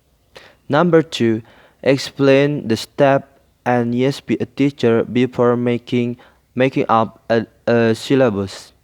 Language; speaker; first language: English; non-native, learner; Indonesian